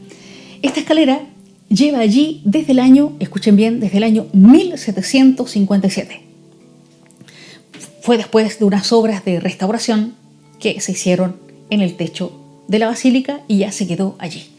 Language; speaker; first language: Spanish; native; Spanish